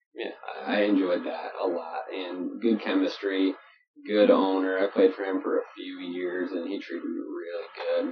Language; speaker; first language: English; native; English